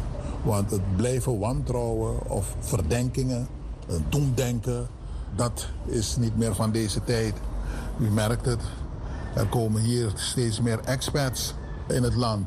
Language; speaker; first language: Dutch; native; Dutch